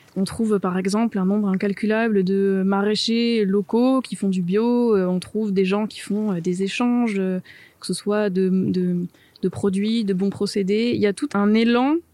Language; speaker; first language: French; native; French